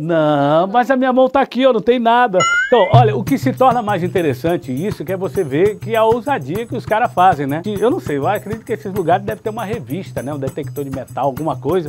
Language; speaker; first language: Portuguese; native; Portuguese